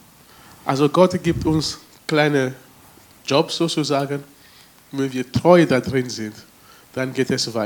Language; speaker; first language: German; non-native, fluent; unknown